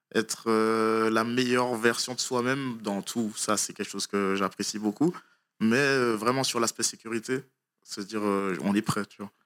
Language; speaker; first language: French; native; French